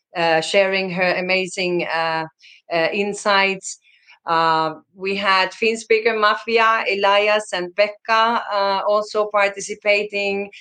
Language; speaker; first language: English; non-native, fluent; Finnish